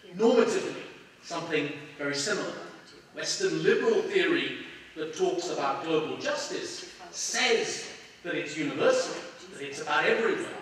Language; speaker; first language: English; native; English